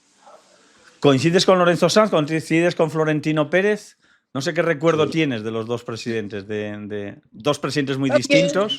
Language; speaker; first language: Spanish; native; Spanish